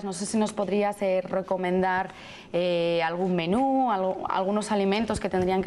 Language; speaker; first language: Spanish; native; Spanish